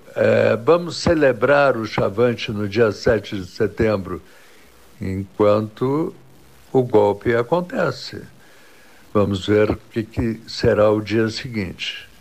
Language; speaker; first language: Portuguese; native; Portuguese